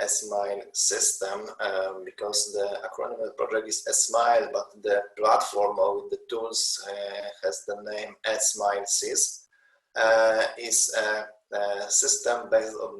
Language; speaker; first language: English; non-native, learner; Polish